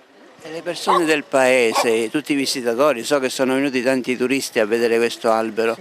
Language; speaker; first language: Italian; native; Italian